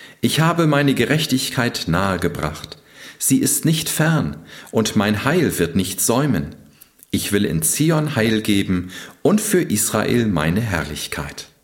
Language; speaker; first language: German; native; German